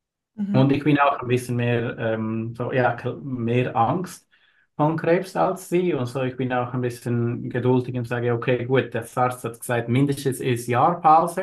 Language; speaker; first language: German; non-native, learner; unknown